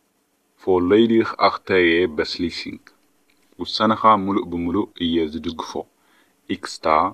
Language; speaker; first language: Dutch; non-native, fluent; Tigrinya